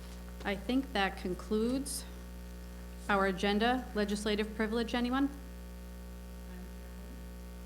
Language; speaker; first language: English; native; English